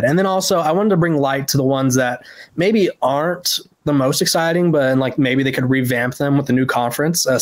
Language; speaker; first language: English; native; English